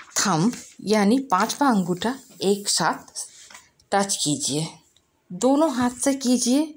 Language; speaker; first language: Hindi; non-native, local second language; Bangla